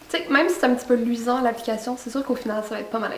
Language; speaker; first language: French; native; French